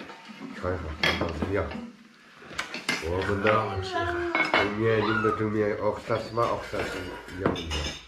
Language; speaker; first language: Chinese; non-native, local second language; Kazakh